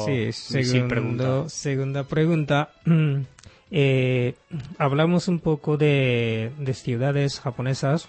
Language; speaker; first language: Spanish; non-native, fluent; Japanese